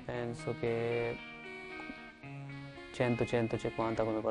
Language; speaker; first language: Italian; non-native, learner; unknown